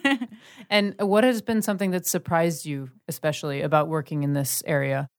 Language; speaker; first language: English; native; English